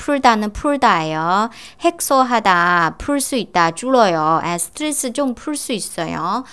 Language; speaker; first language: Korean; non-native, fluent; Chinese